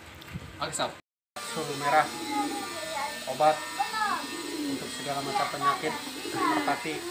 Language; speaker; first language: Indonesian; native; Indonesian